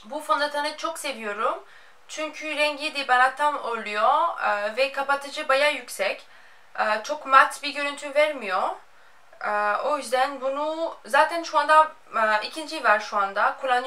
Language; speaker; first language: Turkish; non-native, fluent; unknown